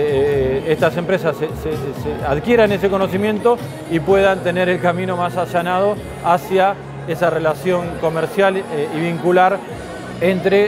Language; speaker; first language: Spanish; native; Spanish